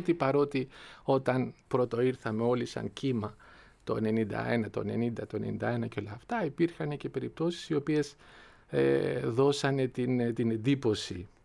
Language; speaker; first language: Greek; non-native, fluent; Albanian